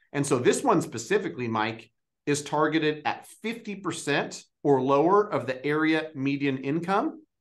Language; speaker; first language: English; native; English